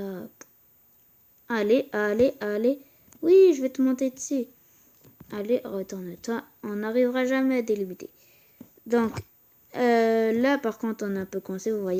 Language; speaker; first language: French; native; French